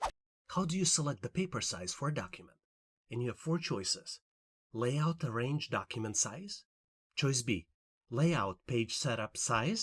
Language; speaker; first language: English; non-native, fluent; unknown